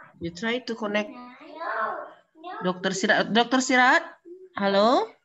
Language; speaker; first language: English; non-native, fluent; Indonesian